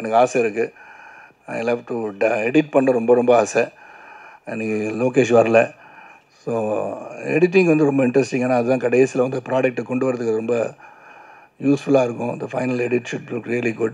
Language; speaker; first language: Tamil; native; Tamil